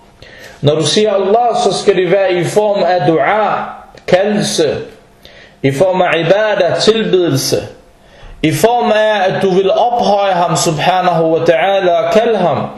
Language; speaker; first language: Danish; non-native, fluent; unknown